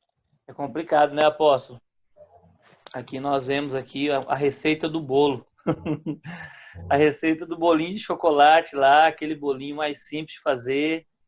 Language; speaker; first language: Portuguese; native; Portuguese